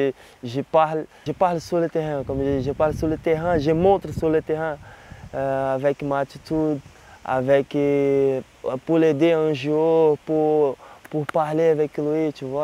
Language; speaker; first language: French; non-native, learner; Portuguese